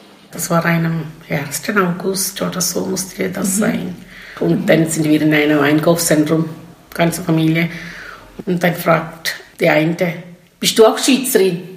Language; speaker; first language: German; non-native, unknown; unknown